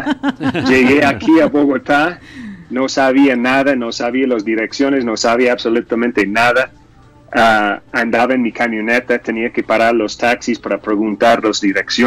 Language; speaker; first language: Spanish; non-native, fluent; English